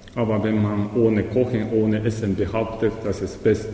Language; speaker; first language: German; non-native, learner; Japanese